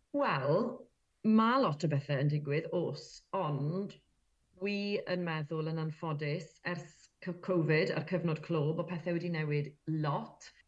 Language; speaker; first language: Welsh; native; Welsh